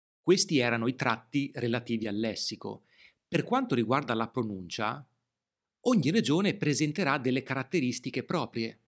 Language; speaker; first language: Italian; native; Italian